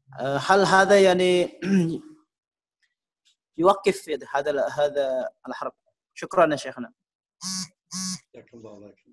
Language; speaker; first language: Arabic; non-native, learner; Indonesian